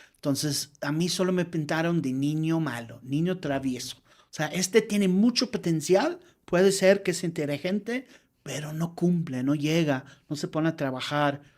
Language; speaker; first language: Spanish; non-native, fluent; English